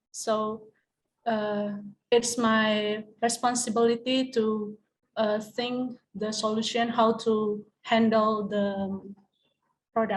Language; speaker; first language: English; non-native, learner; Indonesian